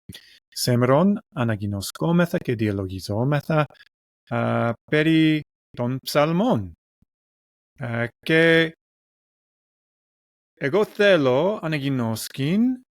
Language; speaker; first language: Greek; non-native, learner; English